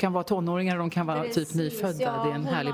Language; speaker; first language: Swedish; native; Swedish